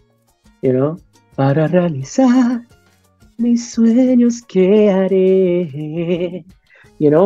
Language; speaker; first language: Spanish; early bilingual, heritage; English